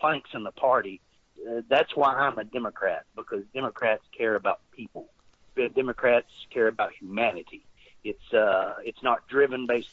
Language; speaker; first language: English; native; English